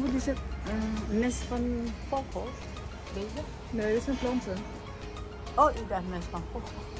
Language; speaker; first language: Dutch; native; Dutch